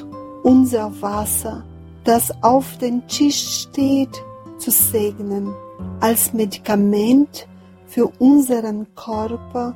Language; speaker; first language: German; non-native, fluent; Portuguese